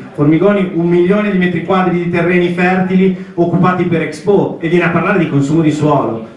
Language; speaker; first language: Italian; native; Italian